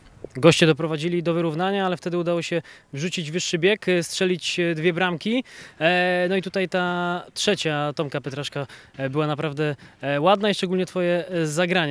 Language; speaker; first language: Polish; native; Polish